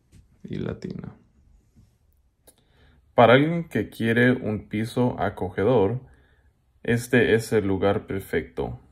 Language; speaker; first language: Spanish; non-native, learner; English